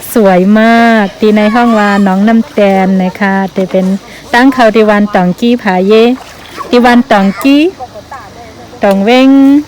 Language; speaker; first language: Thai; native; Thai